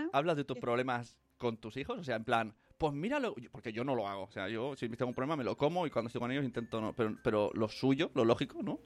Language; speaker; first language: Spanish; native; Spanish